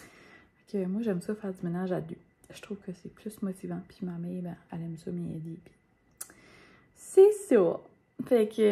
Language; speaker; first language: French; native; French